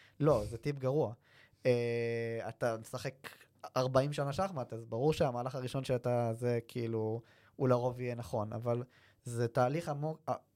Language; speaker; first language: Hebrew; native; Hebrew